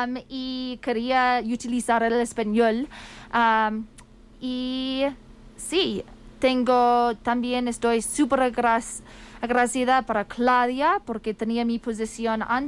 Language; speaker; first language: Spanish; non-native, fluent; English